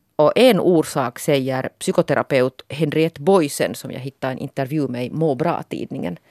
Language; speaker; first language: Swedish; native; Swedish